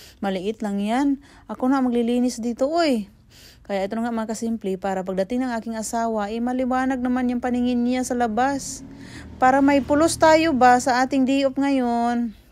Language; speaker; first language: Filipino; non-native, local second language; Cebuano